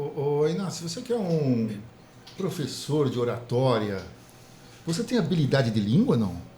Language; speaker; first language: Portuguese; native; Portuguese